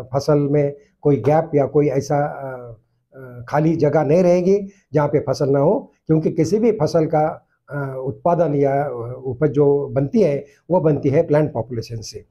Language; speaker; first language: Hindi; non-native, local second language; Marathi